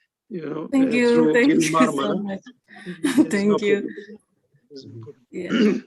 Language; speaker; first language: English; non-native, fluent; Indonesian